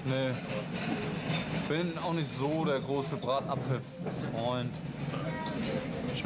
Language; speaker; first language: German; native; German